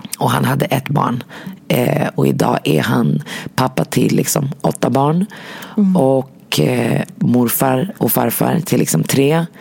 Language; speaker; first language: Swedish; early bilingual, other home language; Arabic